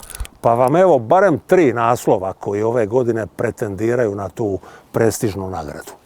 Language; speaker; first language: Bosnian; native; Bosnian